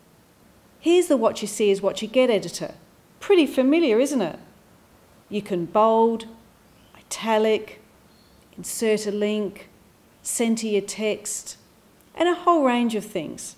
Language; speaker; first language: English; native; English